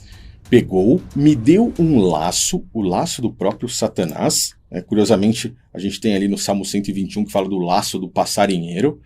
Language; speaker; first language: Portuguese; native; Portuguese